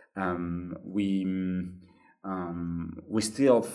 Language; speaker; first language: English; non-native, fluent; French